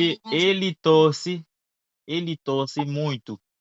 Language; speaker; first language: Portuguese; non-native, fluent; Haitian Creole